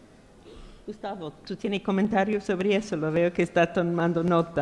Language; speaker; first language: Spanish; non-native, fluent; English